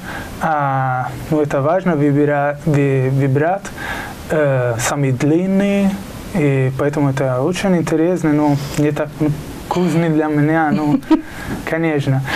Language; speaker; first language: Russian; non-native, learner; Italian